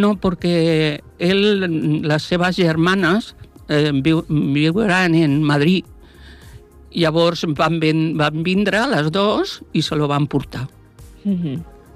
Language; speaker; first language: Catalan; non-native, local second language; Spanish